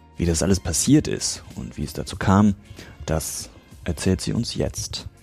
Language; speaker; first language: German; native; German